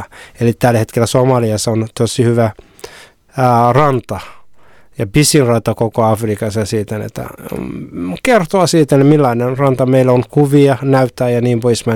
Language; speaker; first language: Finnish; non-native, fluent; Somali